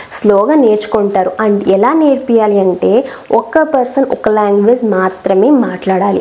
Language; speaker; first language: Telugu; non-native, local second language; Kannada